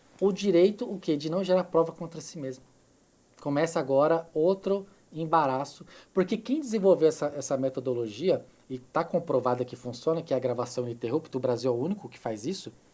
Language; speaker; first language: Portuguese; native; Portuguese